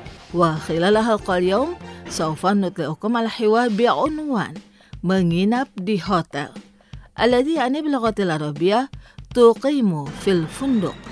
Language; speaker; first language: Arabic; non-native, fluent; Indonesian